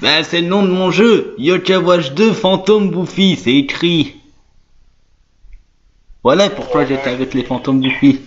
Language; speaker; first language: French; native; French